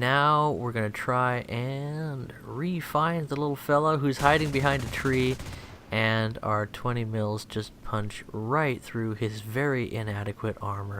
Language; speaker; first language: English; native; English